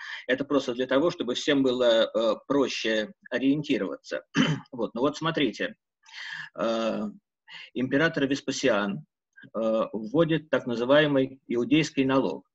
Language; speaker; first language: Russian; native; Russian